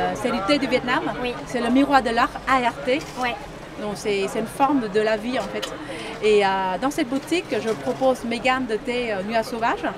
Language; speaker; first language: French; non-native, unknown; Vietnamese